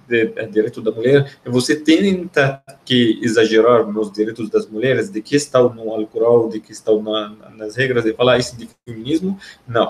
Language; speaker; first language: Portuguese; non-native, fluent; Arabic